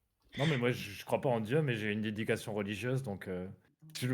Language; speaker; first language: French; native; French